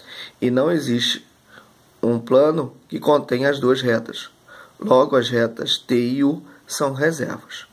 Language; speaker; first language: Portuguese; native; Portuguese